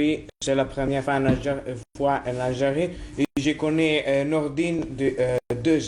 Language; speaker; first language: French; non-native, learner; Italian